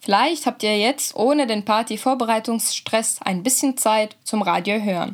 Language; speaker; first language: German; native; German